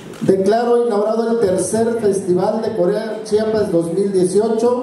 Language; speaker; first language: Spanish; native; Spanish